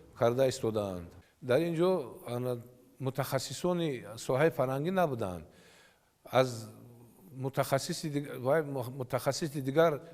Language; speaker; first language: Tajik; native; Tajik